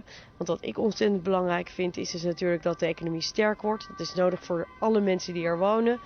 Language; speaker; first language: Dutch; native; Dutch